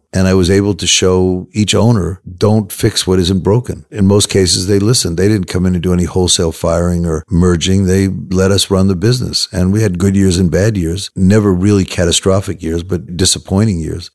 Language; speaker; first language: English; native; English